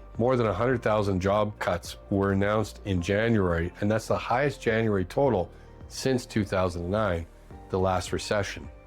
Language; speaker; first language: English; native; English